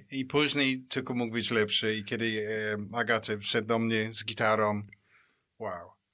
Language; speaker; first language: Polish; non-native, fluent; English